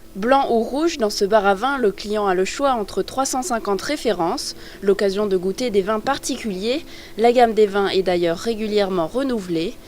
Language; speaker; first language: French; native; French